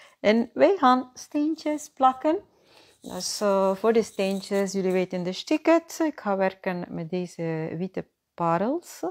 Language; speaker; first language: Dutch; non-native, fluent; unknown